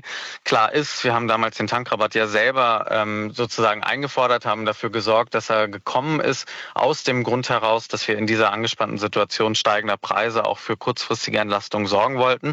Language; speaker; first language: German; native; German